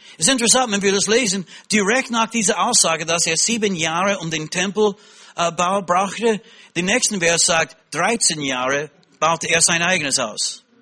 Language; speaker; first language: German; non-native, fluent; English